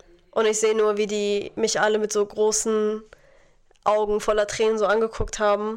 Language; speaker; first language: German; non-native, fluent; Arabic